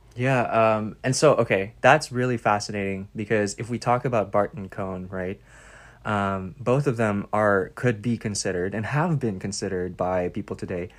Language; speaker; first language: English; non-native, local second language; Filipino